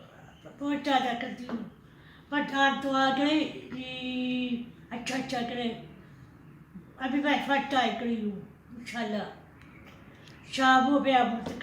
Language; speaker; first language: Hindi; non-native, learner; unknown